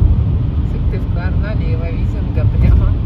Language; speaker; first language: Russian; native; Russian